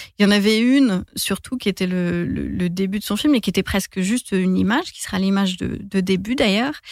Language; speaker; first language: French; native; French